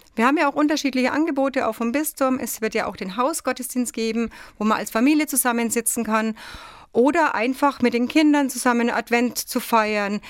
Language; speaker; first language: German; native; German